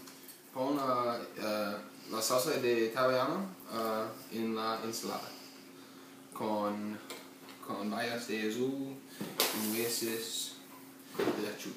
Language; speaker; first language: Spanish; non-native, learner; English